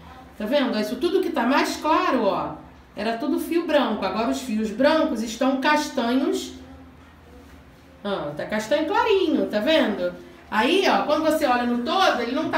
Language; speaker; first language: Portuguese; native; Portuguese